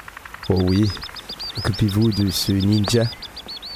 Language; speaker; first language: French; native; French